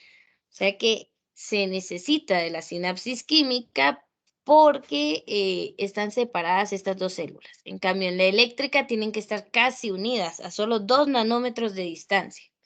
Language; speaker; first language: Spanish; native; Spanish